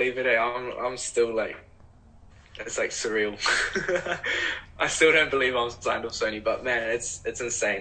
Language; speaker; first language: English; native; English